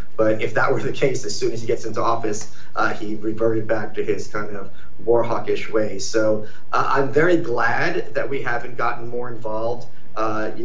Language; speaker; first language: English; early bilingual, other home language; Ukrainian